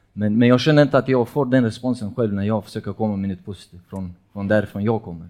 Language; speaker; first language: Swedish; non-native, fluent; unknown